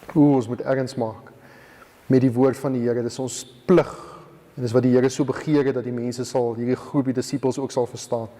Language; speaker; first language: Afrikaans; native; Afrikaans